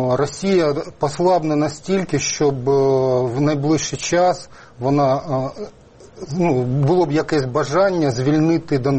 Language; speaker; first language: Ukrainian; native; Ukrainian